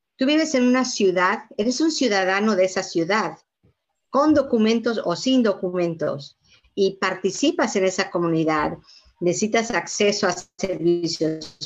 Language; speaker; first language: Spanish; native; Spanish